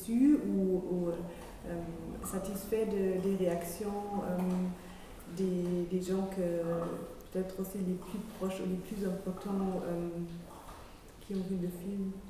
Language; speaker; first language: French; non-native, fluent; German